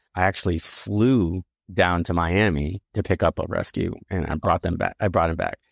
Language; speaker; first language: English; native; English